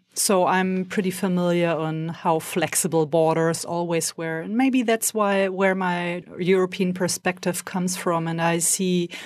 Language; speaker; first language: English; non-native, fluent; German